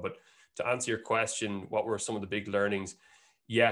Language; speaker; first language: English; native; English